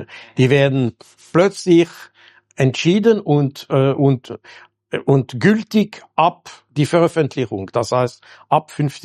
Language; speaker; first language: German; non-native, local second language; French